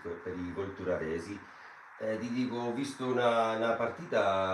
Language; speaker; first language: Italian; non-native, fluent; English